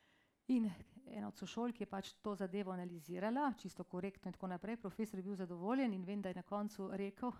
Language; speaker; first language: Slovenian; native; Slovenian